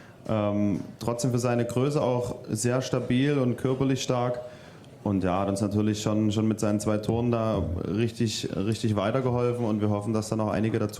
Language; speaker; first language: German; native; German